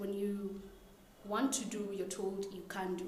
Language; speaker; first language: English; non-native, local second language; Somali